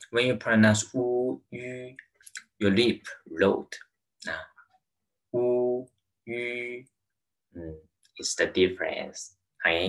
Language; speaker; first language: English; non-native, learner; Chinese